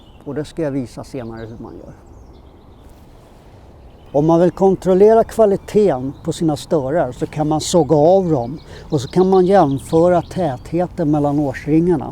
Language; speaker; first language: Swedish; native; Swedish